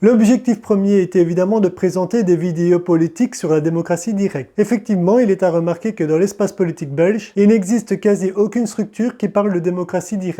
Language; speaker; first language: French; native; French